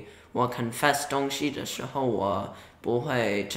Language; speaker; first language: Chinese; early bilingual, heritage; Chinese